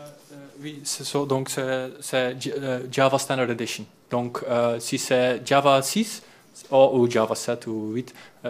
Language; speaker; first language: French; non-native, learner; Dutch